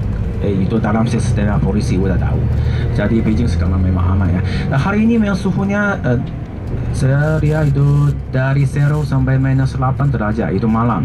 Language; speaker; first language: Indonesian; non-native, fluent; Chinese